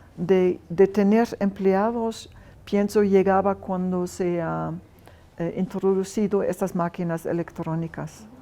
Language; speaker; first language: Spanish; non-native, fluent; German